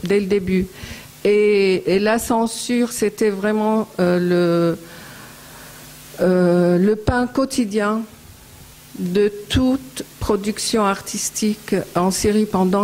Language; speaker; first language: French; non-native, fluent; Arabic